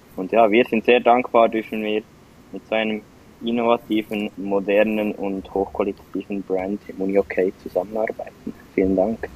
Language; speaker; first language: German; native; German